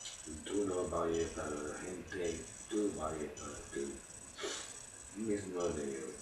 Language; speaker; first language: Spanish; non-native, learner; Italian